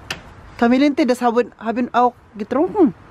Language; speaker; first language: German; non-native, learner; Filipino